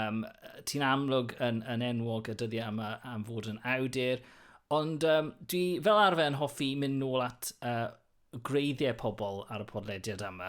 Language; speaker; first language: Welsh; non-native, local second language; English